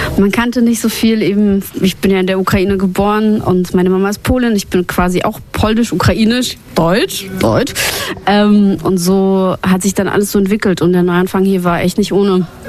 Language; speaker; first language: German; early bilingual, other home language; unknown